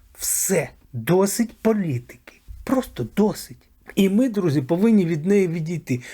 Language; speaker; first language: Ukrainian; native; Ukrainian